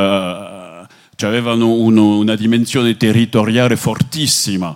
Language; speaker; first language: Italian; non-native, fluent; French